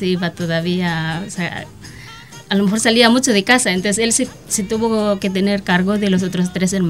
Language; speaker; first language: Spanish; non-native, fluent; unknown